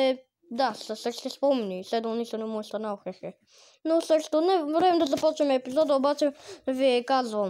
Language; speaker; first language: Bulgarian; native; Bulgarian